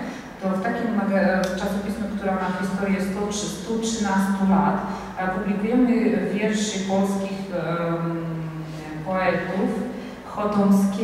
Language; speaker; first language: Polish; non-native, fluent; Georgian